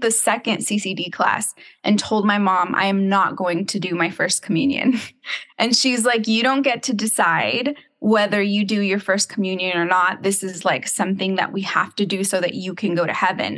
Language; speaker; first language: English; native; English